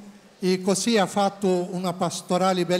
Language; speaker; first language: Italian; non-native, learner; Portuguese